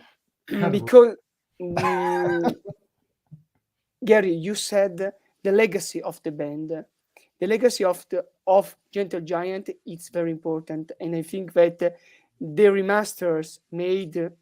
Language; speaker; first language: English; non-native, learner; Italian